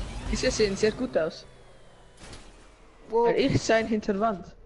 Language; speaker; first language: German; non-native, learner; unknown